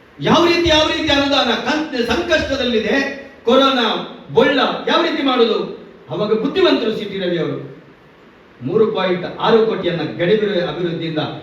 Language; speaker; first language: Kannada; non-native, local second language; Tulu